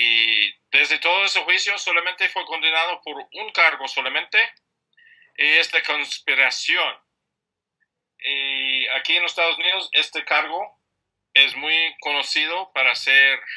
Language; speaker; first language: Spanish; non-native, fluent; English